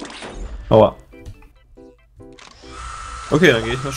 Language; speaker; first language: German; native; German